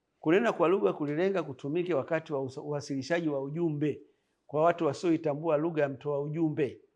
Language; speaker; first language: Swahili; native; Swahili